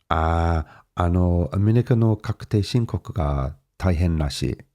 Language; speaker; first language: Japanese; non-native, fluent; English